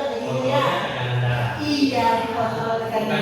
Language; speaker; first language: Indonesian; native; Indonesian